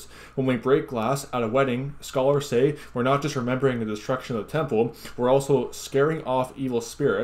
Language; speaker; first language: English; native; English